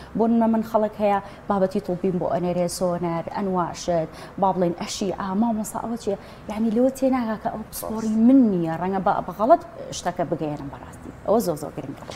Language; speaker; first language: Central Kurdish; native; Central Kurdish